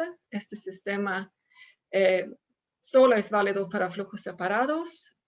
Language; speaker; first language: Spanish; non-native, fluent; Swedish